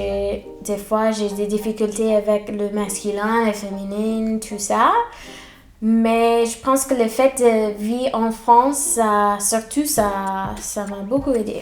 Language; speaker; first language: French; non-native, fluent; English